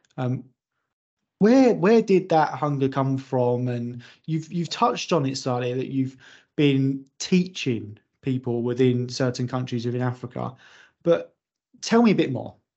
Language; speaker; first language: English; native; English